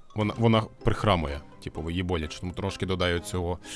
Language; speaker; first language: Ukrainian; non-native, local second language; Russian